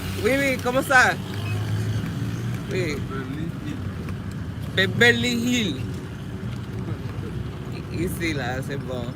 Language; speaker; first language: French; non-native, learner; English